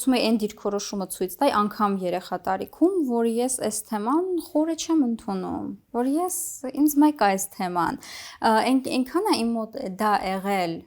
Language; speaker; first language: Armenian; native; Armenian